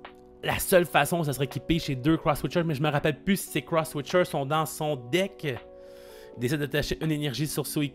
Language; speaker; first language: French; native; French